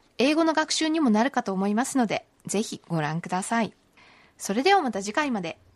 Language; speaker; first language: Japanese; native; Japanese